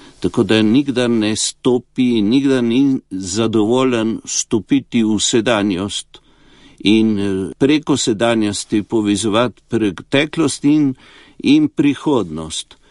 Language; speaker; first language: Slovenian; early bilingual, heritage; Slovenian